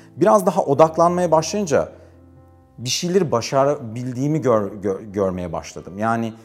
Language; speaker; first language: Turkish; native; Turkish